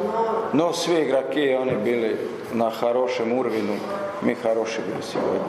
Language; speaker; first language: Russian; non-native, learner; Croatian